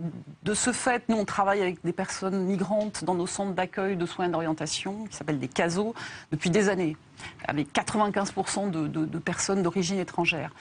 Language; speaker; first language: French; native; French